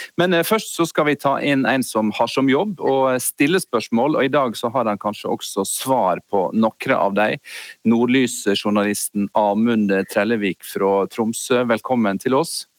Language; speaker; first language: Norwegian; native; Norwegian